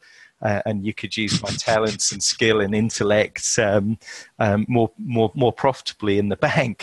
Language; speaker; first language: English; native; English